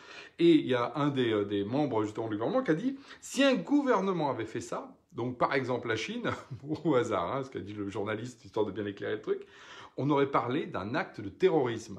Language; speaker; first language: French; native; French